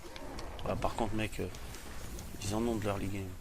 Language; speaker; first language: French; native; French